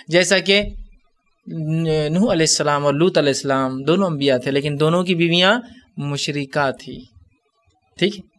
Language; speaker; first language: Urdu; native; Urdu